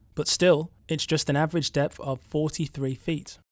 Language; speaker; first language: English; native; English